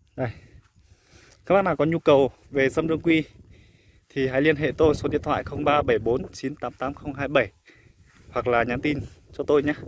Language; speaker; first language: Vietnamese; non-native, local second language; Iu Mien